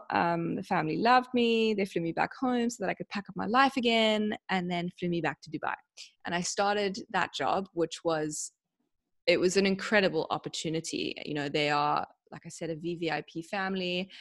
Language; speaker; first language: English; native; English